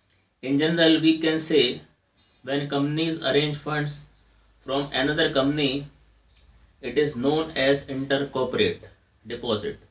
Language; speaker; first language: English; non-native, local second language; Hindi